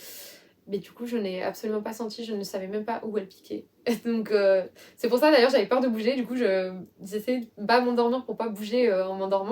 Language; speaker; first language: French; native; French